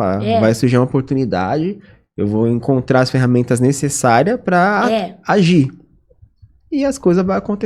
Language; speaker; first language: Portuguese; native; Portuguese